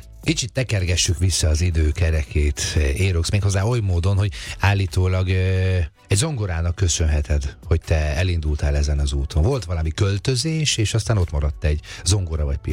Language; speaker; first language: Hungarian; native; Hungarian